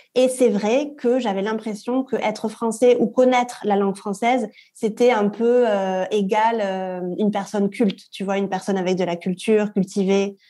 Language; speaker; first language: French; native; French